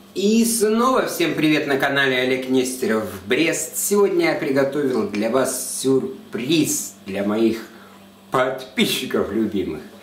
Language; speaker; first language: Russian; native; Russian